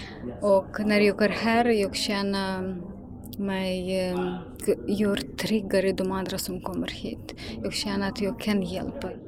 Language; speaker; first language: Swedish; non-native, learner; Ukrainian